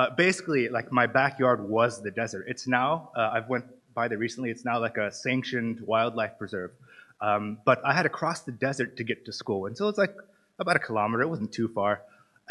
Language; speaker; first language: English; native; English